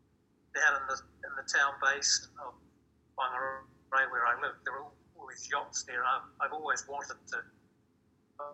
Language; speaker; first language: English; native; English